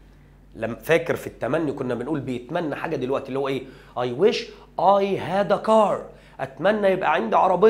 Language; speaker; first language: Arabic; native; Arabic